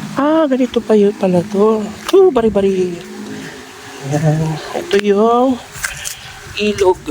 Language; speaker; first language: Filipino; non-native, local second language; Iloko